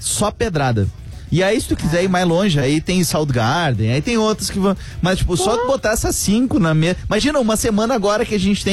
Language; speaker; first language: Portuguese; native; Portuguese